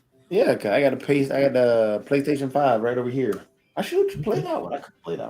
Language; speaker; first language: English; native; English